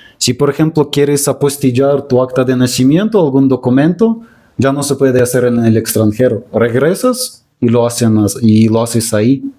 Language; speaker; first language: Spanish; non-native, fluent; Russian